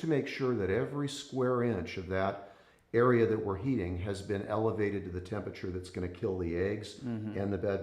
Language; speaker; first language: English; native; English